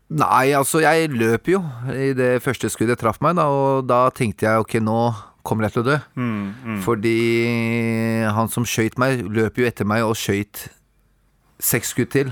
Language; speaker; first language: Norwegian; native; Norwegian